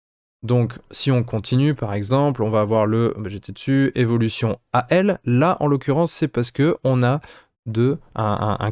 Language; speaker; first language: French; native; French